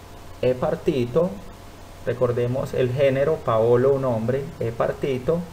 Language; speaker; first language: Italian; non-native, fluent; Spanish